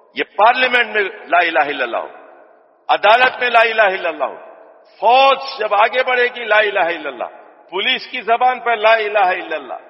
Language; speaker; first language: Urdu; native; Urdu